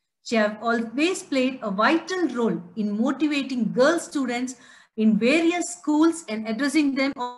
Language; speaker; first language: English; non-native, local second language; Tamil